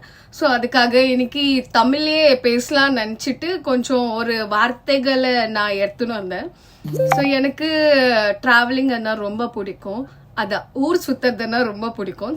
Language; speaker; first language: Tamil; non-native, learner; Telugu